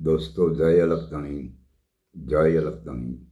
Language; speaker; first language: Hindi; non-native, local second language; Gujarati